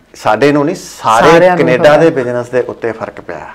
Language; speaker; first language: Punjabi; native; Punjabi